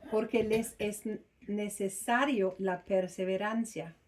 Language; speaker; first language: Spanish; non-native, fluent; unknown